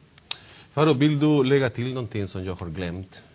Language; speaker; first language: Swedish; non-native, fluent; Spanish